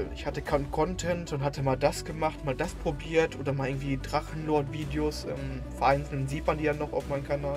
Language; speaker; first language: German; native; German